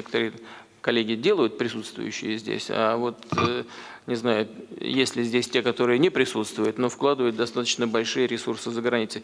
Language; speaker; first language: Russian; native; Russian